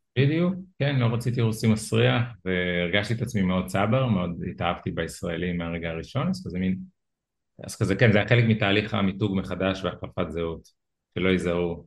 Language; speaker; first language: Hebrew; early bilingual, other home language; Russian